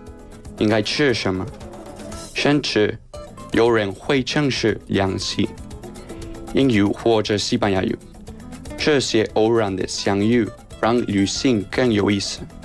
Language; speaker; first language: Chinese; non-native, fluent; Spanish